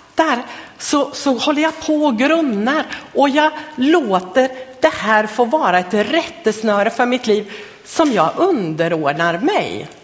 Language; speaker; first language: Swedish; native; Swedish